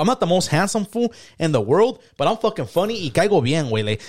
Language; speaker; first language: English; early bilingual, other home language; Spanish